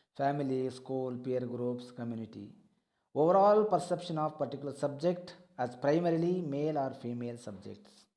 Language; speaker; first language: English; non-native, local second language; Kannada